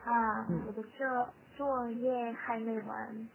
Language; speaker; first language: Chinese; non-native, learner; Korean